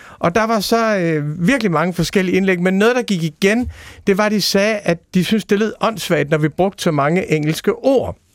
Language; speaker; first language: Danish; native; Danish